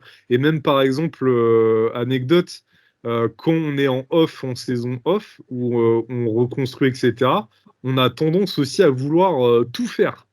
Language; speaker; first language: French; native; French